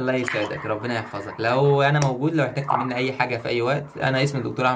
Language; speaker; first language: Arabic; native; Arabic